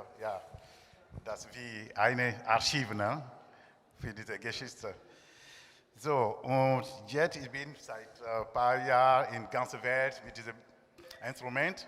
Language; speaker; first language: German; non-native, learner; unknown